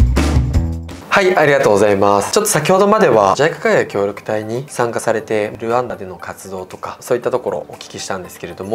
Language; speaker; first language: Japanese; native; Japanese